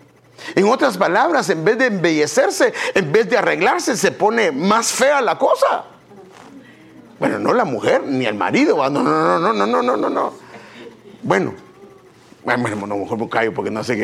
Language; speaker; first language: Spanish; native; Spanish